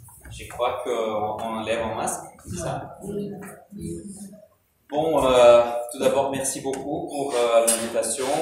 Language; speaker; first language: French; non-native, fluent; Portuguese